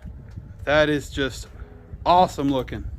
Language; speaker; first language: English; native; English